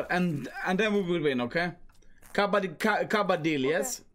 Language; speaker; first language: English; non-native, fluent; Swedish